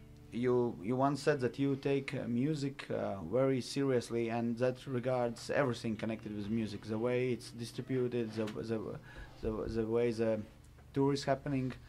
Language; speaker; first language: English; non-native, fluent; Latvian